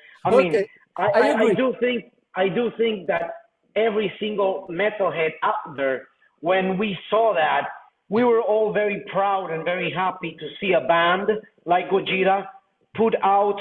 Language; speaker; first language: English; non-native, fluent; Spanish